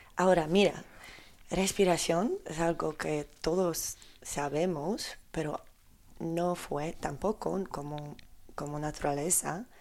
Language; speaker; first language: Spanish; non-native, learner; Polish